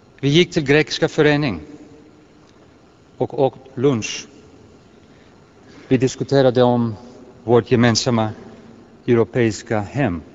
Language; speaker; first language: Swedish; non-native, fluent; Greek